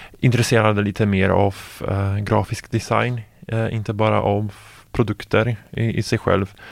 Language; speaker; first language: Swedish; non-native, fluent; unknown